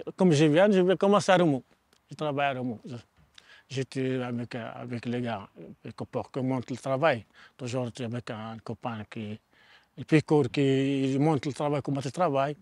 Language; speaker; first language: French; non-native, learner; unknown